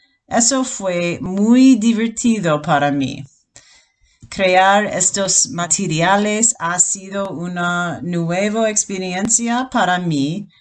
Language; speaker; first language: Spanish; non-native, fluent; English